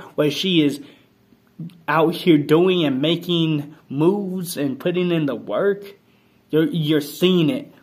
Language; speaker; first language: English; native; English